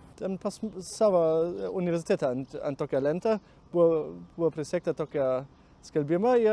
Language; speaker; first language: Lithuanian; non-native, learner; German